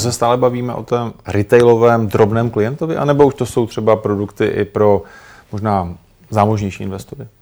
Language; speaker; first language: Czech; native; Czech